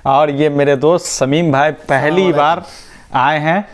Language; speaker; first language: Hindi; native; Hindi